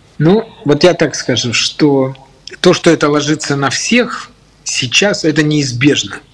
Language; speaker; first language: Russian; native; Russian